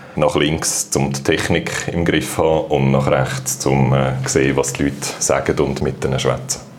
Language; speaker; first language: German; native; German